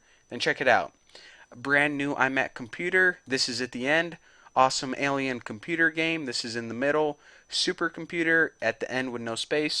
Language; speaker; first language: English; native; English